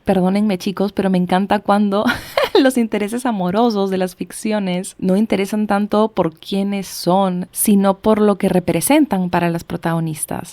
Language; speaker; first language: Spanish; native; Spanish